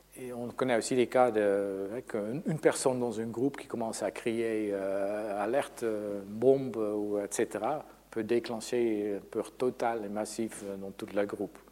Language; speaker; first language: French; non-native, fluent; Dutch